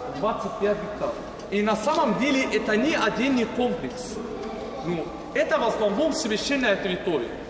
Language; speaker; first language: Russian; non-native, learner; Arabic